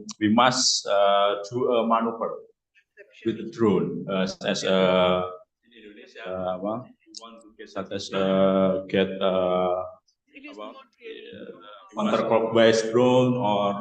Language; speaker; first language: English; non-native, learner; Indonesian